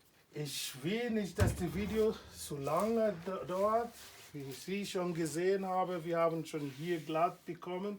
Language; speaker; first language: German; non-native, learner; Igbo